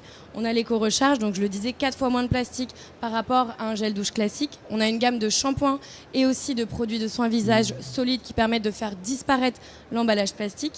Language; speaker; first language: French; native; French